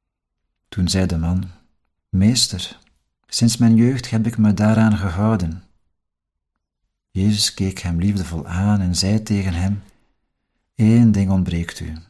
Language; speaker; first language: Dutch; native; Dutch